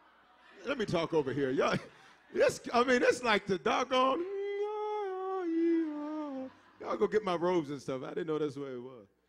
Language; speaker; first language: English; native; English